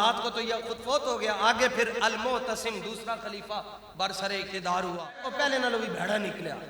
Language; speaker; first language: Urdu; non-native, local second language; Punjabi